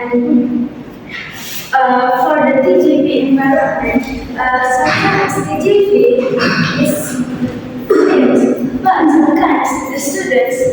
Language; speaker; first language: English; non-native, learner; Indonesian